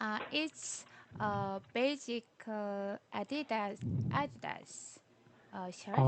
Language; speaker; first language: English; non-native, learner; Korean